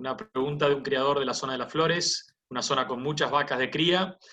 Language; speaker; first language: Spanish; native; Spanish